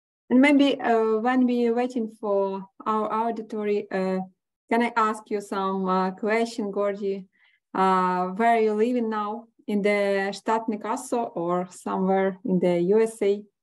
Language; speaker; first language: English; non-native, learner; Ukrainian